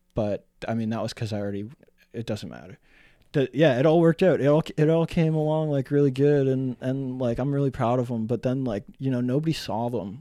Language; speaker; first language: English; native; English